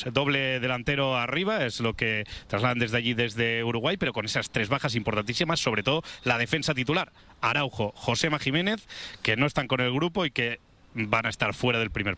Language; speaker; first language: Spanish; native; Spanish